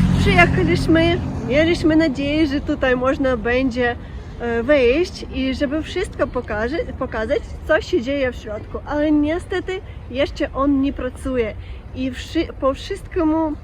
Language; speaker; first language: Polish; non-native, learner; Ukrainian